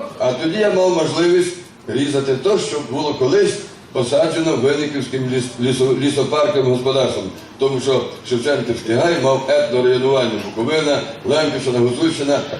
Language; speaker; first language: Ukrainian; native; Ukrainian